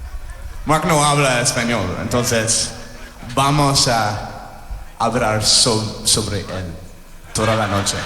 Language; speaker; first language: Spanish; non-native, learner; English